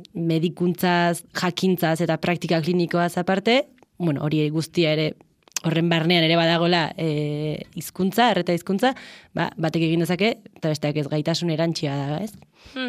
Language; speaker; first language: Basque; native; Basque